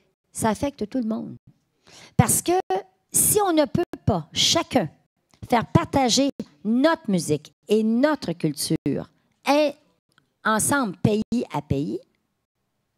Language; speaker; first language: French; native; French